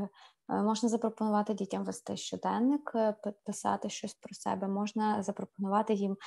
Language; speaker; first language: Ukrainian; native; Ukrainian